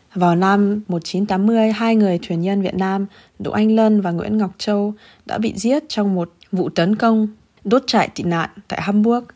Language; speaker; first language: Vietnamese; early bilingual, heritage; Vietnamese